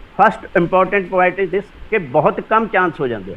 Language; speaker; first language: Hindi; non-native, local second language; Punjabi